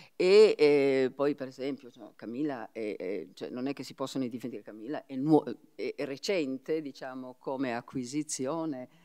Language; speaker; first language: Italian; non-native, fluent; Spanish